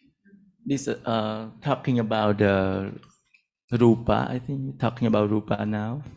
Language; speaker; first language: English; non-native, learner; Thai